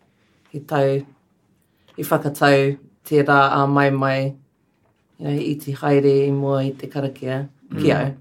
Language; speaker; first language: Māori; non-native, local second language; English